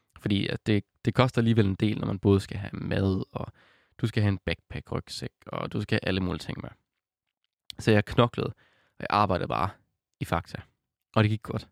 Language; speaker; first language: Danish; native; Danish